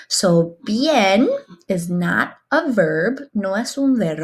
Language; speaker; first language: Spanish; non-native, fluent; English